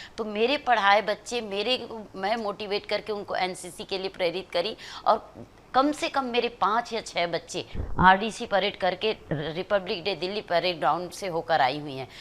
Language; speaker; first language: Hindi; native; Hindi